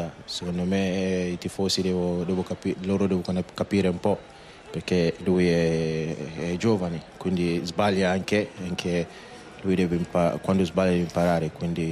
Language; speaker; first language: Italian; non-native, fluent; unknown